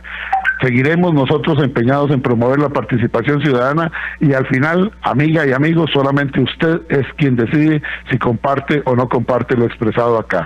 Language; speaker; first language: Spanish; native; Spanish